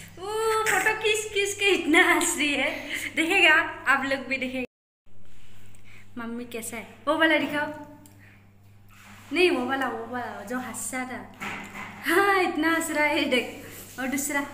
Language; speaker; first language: Hindi; non-native, local second language; Bodo